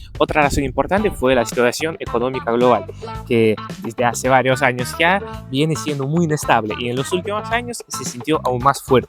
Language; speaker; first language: Spanish; non-native, fluent; Ukrainian